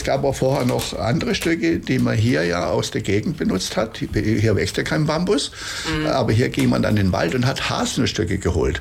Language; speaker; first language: German; native; German